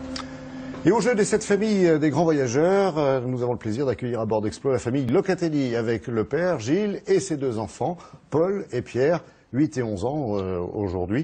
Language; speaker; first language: French; native; French